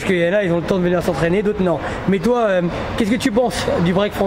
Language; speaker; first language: French; native; French